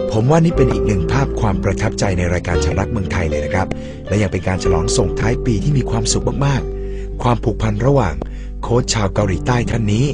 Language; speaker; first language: Thai; native; Thai